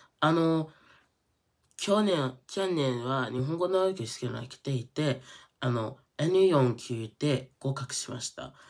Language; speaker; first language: Japanese; non-native, learner; English